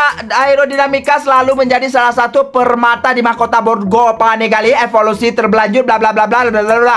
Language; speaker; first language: Indonesian; native; Indonesian